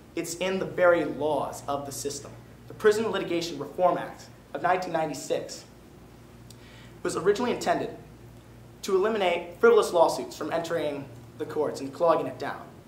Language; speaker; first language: English; native; English